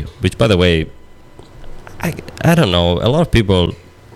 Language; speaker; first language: English; non-native, fluent; Italian